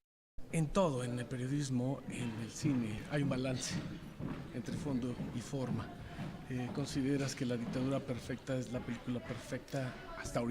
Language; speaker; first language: Spanish; native; Spanish